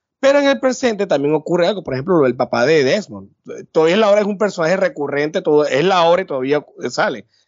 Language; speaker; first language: Spanish; native; Spanish